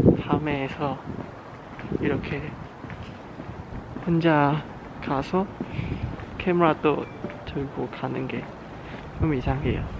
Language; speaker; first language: Korean; non-native, learner; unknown